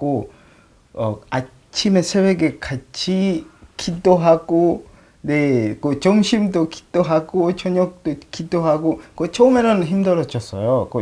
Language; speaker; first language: Korean; non-native, learner; Swahili